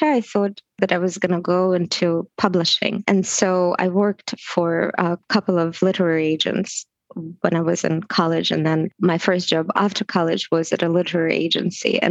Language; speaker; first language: English; non-native, fluent; Russian